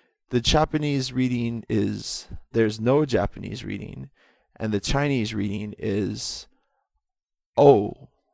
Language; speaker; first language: English; native; English